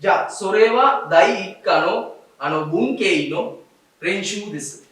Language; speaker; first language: Japanese; non-native, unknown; Sinhala